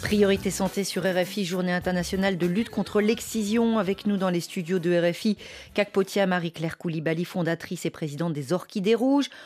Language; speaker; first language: French; native; French